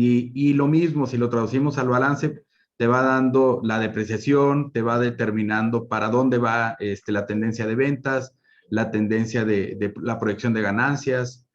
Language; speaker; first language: Spanish; native; Spanish